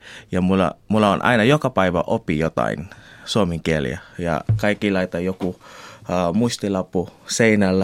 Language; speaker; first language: Finnish; non-native, learner; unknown